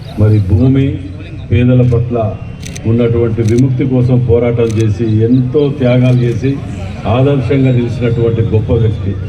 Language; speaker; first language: Telugu; native; Telugu